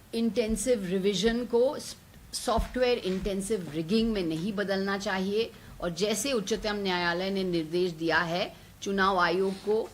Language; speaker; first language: Hindi; non-native, local second language; Bangla